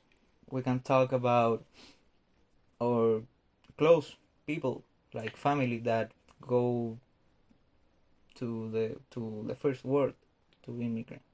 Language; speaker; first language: English; non-native, fluent; Spanish